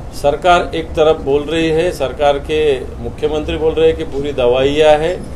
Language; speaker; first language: Hindi; non-native, local second language; Marathi